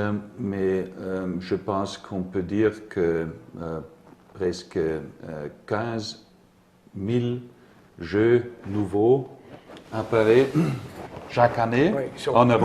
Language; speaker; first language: French; non-native, learner; German